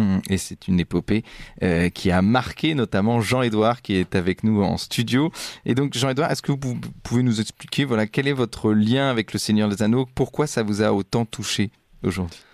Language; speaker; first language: French; native; French